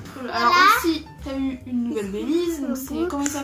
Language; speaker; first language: French; native; French